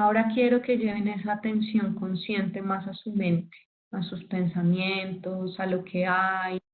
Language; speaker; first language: Spanish; native; Spanish